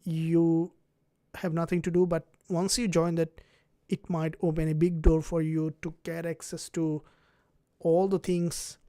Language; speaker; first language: English; non-native, fluent; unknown